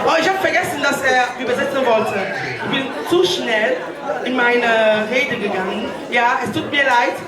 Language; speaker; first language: German; non-native, fluent; French